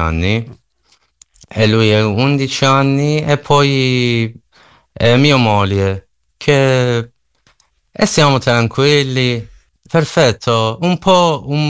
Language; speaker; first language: Italian; non-native, learner; Persian